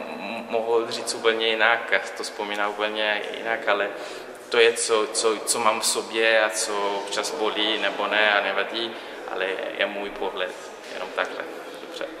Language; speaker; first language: Czech; non-native, learner; Italian